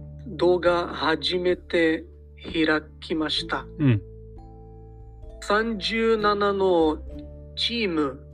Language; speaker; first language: Japanese; non-native, learner; Portuguese